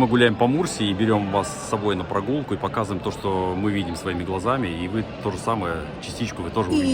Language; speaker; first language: Russian; native; Russian